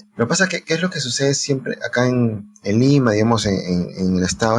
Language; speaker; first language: Spanish; native; Spanish